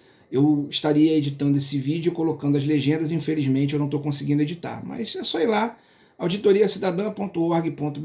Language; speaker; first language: Portuguese; native; Portuguese